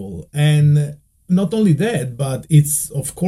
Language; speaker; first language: English; non-native, fluent; Italian